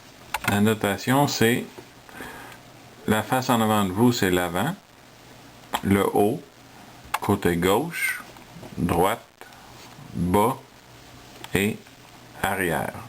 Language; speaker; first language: French; native; French